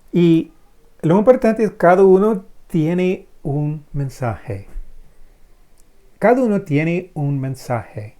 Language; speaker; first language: Spanish; non-native, fluent; English